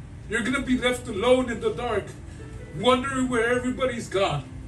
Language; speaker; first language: English; early bilingual, other home language; Spanish